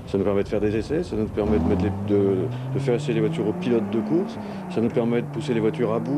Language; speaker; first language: French; native; French